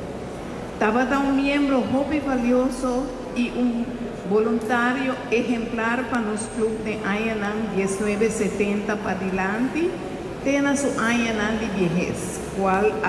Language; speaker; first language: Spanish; non-native, local second language; Papiamento